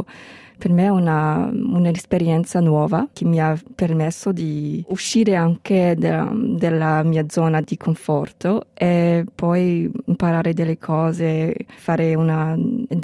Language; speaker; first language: Italian; non-native, fluent; English